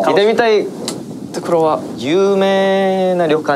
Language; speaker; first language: Japanese; non-native, learner; Korean